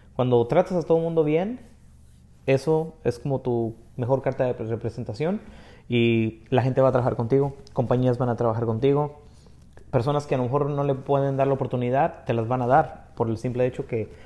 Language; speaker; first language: Spanish; native; Spanish